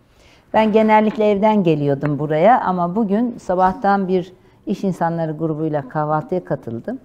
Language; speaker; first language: Turkish; native; Turkish